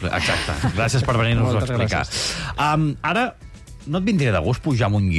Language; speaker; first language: Catalan; native; Catalan